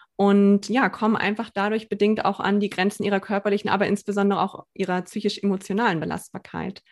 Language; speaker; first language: German; native; German